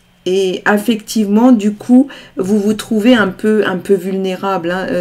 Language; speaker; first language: French; native; French